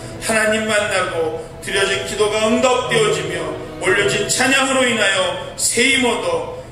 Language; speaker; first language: Korean; native; Korean